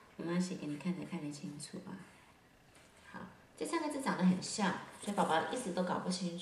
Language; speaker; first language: Chinese; native; Chinese